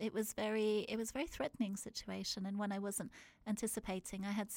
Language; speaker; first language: English; native; English